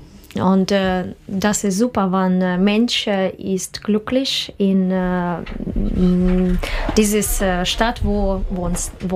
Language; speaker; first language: German; non-native, learner; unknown